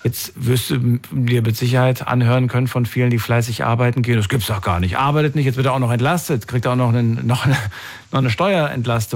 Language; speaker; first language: German; native; German